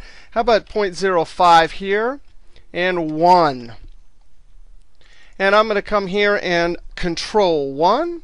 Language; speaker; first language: English; native; English